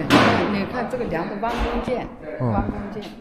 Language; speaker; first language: Chinese; native; Chinese